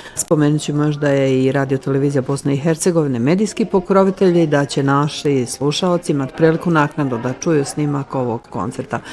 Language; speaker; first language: Bosnian; native; Bosnian